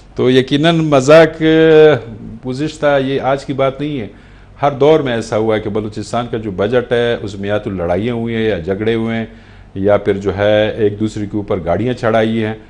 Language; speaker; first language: Urdu; non-native, local second language; Pashto